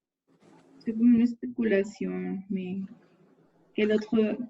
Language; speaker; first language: French; non-native, learner; Spanish